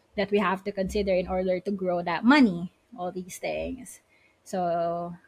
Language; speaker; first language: English; non-native, local second language; Filipino